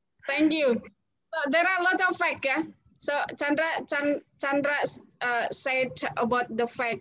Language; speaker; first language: English; non-native, fluent; Indonesian